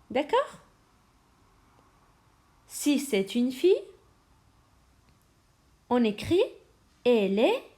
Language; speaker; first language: French; non-native, fluent; Spanish